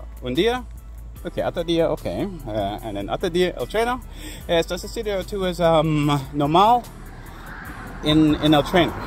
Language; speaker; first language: Spanish; non-native, learner; English